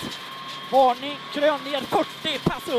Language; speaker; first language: Swedish; native; Swedish